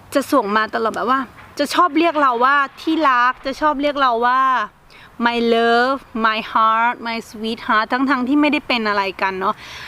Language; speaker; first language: Thai; native; Thai